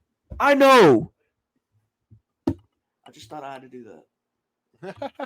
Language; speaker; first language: English; native; English